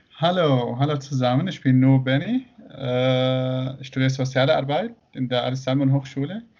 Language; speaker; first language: German; non-native, fluent; Arabic